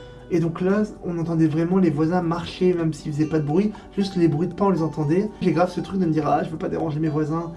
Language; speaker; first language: French; native; French